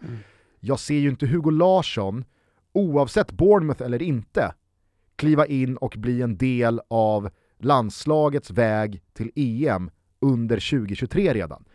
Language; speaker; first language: Swedish; native; Swedish